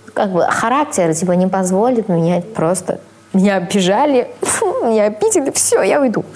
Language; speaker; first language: Russian; non-native, fluent; Chinese